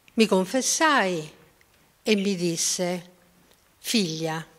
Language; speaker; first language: Italian; native; Italian